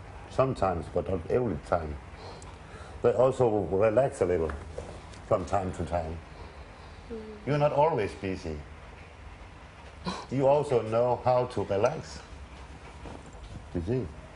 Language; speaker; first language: English; non-native, learner; Danish